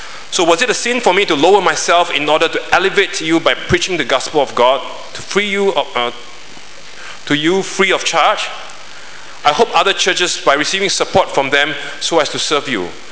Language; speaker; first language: English; non-native, local second language; Chinese